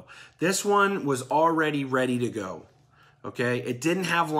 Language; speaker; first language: English; native; English